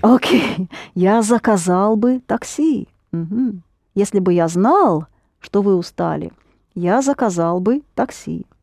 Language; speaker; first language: Russian; native; Russian